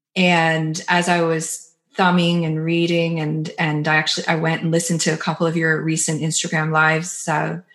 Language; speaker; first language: English; native; English